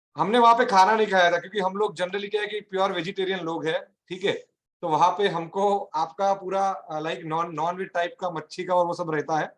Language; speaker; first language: Hindi; native; Hindi